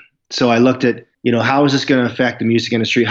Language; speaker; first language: English; native; English